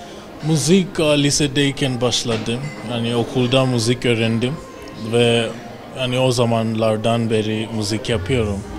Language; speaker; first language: Turkish; non-native, fluent; Swahili